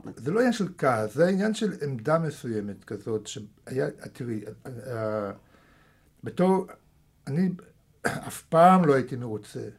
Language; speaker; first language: Hebrew; early bilingual, other home language; Russian